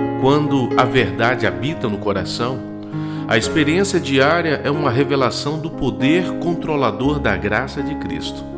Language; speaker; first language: Portuguese; native; Portuguese